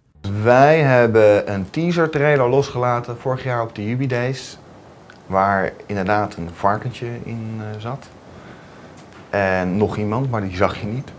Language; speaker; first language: Dutch; native; Dutch